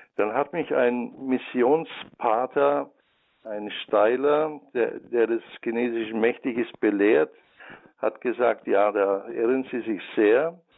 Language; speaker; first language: German; native; German